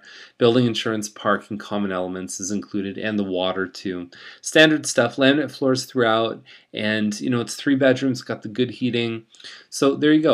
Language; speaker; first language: English; native; English